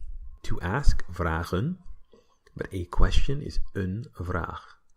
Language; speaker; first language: Dutch; non-native, fluent; English